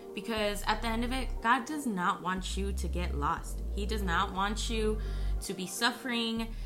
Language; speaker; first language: English; early bilingual, other home language; Spanish